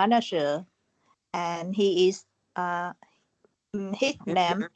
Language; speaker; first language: English; non-native, learner; Vietnamese